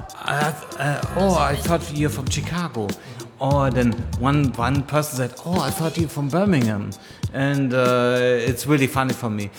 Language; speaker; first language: English; non-native, fluent; German